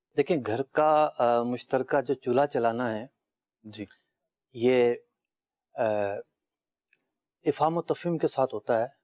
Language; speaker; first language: Urdu; native; Urdu